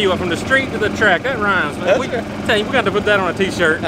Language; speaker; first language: English; native; English